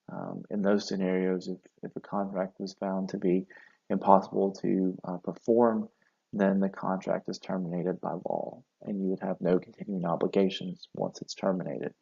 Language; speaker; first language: English; native; English